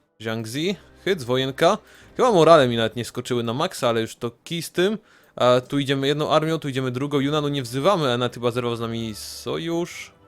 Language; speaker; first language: Polish; native; Polish